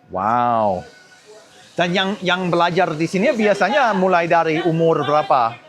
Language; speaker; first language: Indonesian; non-native, fluent; English